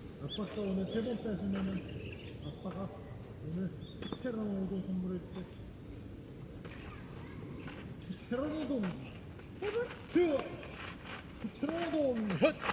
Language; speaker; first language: Korean; native; Korean